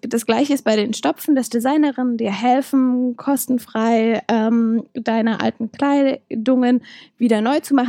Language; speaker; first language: German; native; German